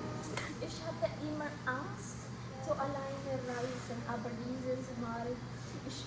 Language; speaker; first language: German; non-native, learner; Cebuano